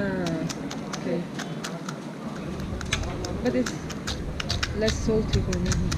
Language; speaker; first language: English; non-native, learner; Turkish